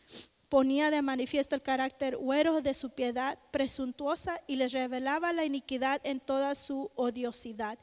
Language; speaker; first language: Spanish; native; Spanish